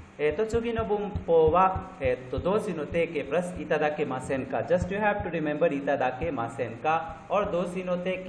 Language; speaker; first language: Japanese; non-native, fluent; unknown